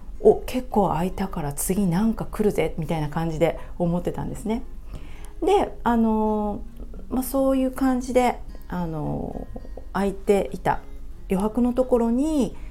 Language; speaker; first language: Japanese; native; Japanese